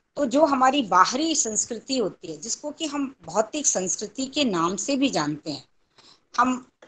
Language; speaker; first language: Hindi; native; Hindi